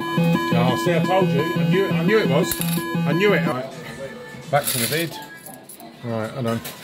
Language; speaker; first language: English; native; English